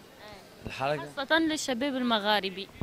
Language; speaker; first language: Arabic; native; Arabic